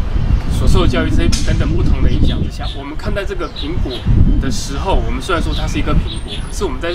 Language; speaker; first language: Chinese; native; Chinese